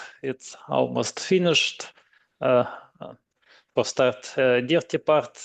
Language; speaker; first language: English; non-native, learner; Russian